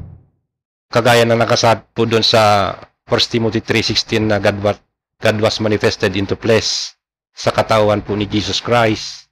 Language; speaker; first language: Filipino; non-native, local second language; Iloko